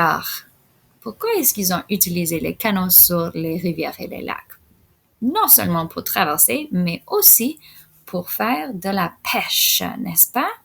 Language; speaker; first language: French; non-native, local second language; English